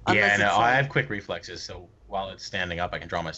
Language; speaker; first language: English; native; English